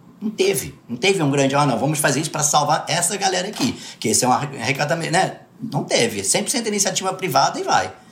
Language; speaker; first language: Portuguese; early bilingual, other home language; English